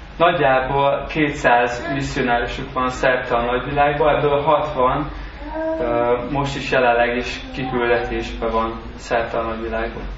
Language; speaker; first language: Hungarian; native; Hungarian